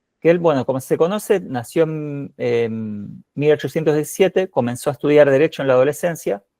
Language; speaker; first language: Spanish; native; Spanish